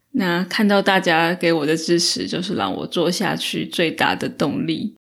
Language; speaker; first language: Chinese; native; Chinese